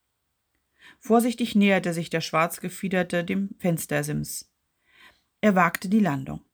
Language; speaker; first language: German; native; German